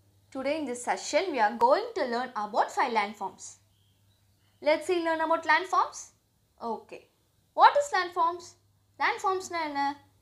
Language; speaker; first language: English; non-native, local second language; Tamil